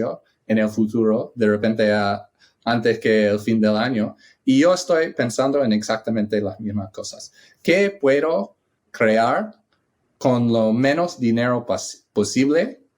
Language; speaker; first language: Spanish; non-native, fluent; English